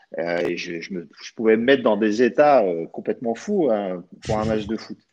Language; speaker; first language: French; early bilingual, other home language; Arabic